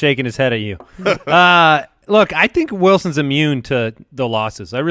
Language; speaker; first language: English; native; English